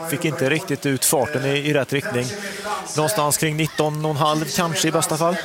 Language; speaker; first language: Swedish; native; Swedish